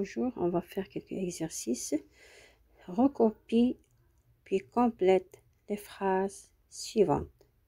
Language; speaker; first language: French; non-native, local second language; Arabic